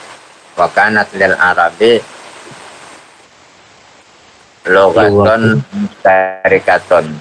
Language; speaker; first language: Arabic; non-native, learner; Indonesian